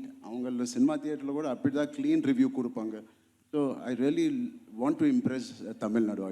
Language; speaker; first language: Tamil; non-native, local second language; Telugu